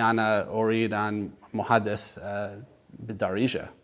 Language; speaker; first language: Arabic; non-native, learner; English